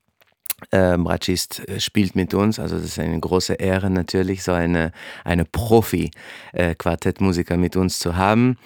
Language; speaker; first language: German; non-native, fluent; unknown